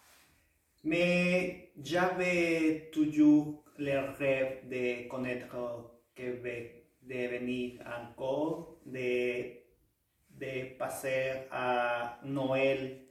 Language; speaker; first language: French; non-native, learner; Spanish